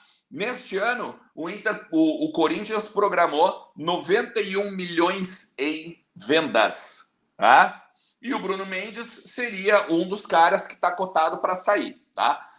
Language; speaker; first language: Portuguese; native; Portuguese